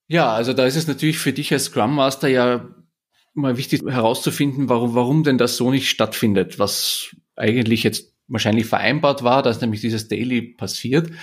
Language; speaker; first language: German; native; German